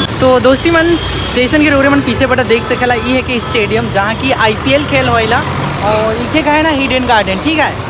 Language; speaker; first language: Hindi; non-native, local second language; Sadri